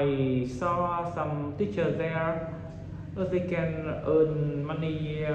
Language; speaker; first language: English; non-native, learner; Vietnamese